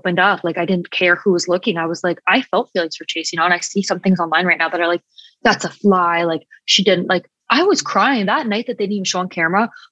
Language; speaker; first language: English; native; English